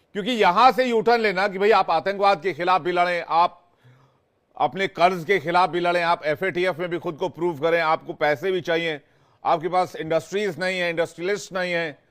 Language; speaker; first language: Hindi; native; Hindi